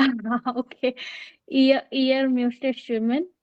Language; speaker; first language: German; non-native, learner; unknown